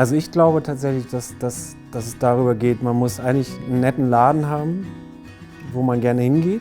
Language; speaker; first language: German; native; German